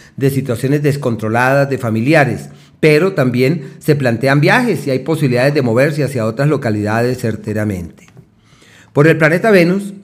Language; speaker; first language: Spanish; native; Spanish